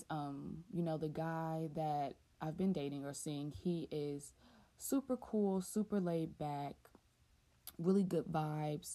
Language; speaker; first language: English; native; English